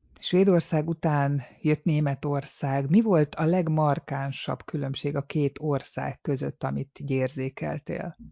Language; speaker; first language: Hungarian; native; Hungarian